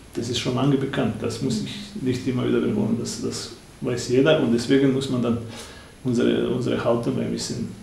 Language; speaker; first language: German; non-native, fluent; Bosnian